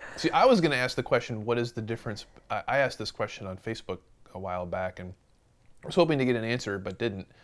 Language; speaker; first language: English; native; English